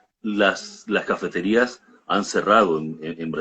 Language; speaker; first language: Spanish; native; Spanish